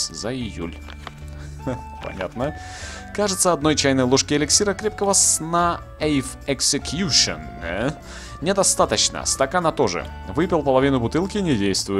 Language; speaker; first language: Russian; native; Russian